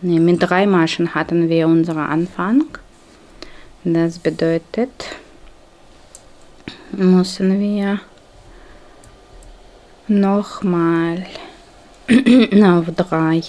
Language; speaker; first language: German; non-native, fluent; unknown